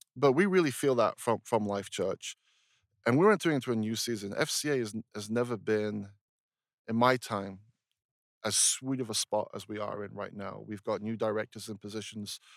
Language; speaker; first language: English; native; English